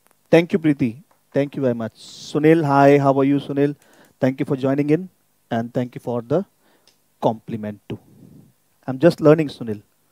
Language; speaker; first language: English; non-native, local second language; Hindi